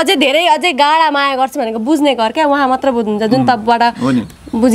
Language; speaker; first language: Nepali; native; Nepali